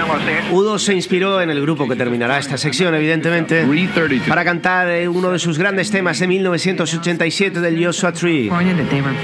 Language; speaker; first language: Spanish; native; Spanish